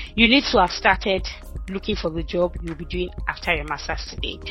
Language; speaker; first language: English; non-native, local second language; Yoruba